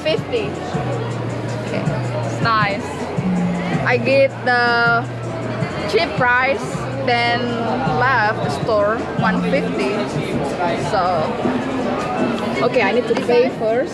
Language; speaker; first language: English; non-native, learner; Indonesian